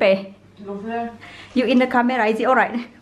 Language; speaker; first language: English; non-native, learner; Indonesian